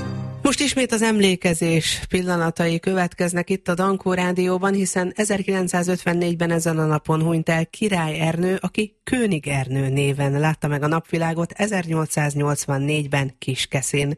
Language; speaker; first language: Hungarian; native; Hungarian